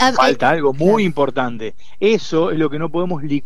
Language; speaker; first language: Spanish; native; Spanish